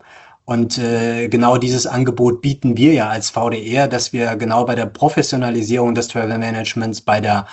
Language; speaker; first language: German; native; German